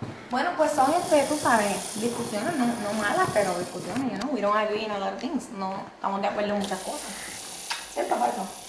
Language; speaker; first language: Spanish; early bilingual, heritage; Spanish